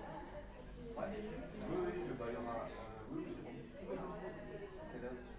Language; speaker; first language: French; native; French